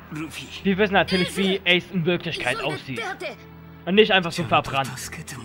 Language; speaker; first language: German; native; German